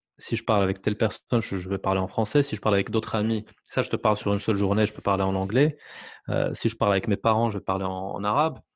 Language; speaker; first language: French; non-native, local second language; Arabic